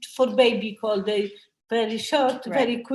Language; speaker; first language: English; non-native, learner; Polish